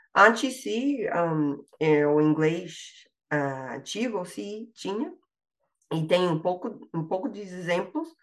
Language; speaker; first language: Portuguese; non-native, fluent; English